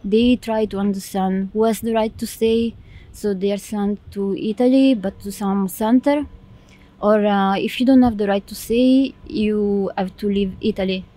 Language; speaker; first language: English; non-native, learner; Italian